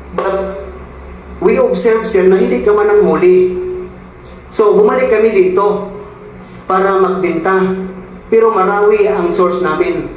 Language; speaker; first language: Filipino; non-native, local second language; Cebuano